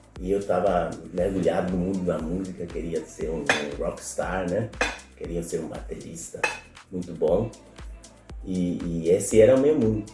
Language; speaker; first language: Portuguese; non-native, fluent; Spanish